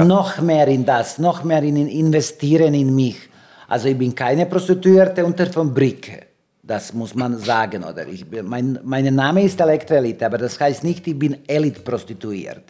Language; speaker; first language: German; non-native, learner; Serbian